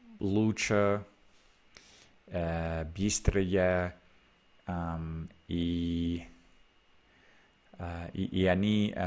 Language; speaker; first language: Russian; non-native, learner; English